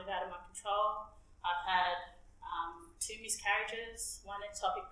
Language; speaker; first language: English; native; English